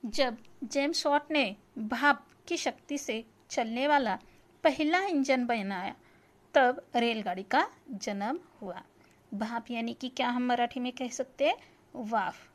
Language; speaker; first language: Hindi; non-native, local second language; Marathi